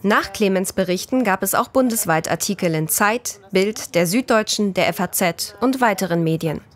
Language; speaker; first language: German; native; German